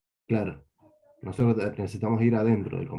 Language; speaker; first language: Spanish; native; Spanish